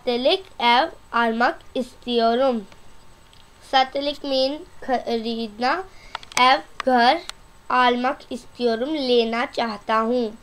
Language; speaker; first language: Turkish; non-native, learner; Urdu